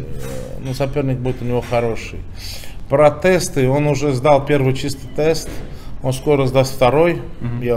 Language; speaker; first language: Russian; native; Russian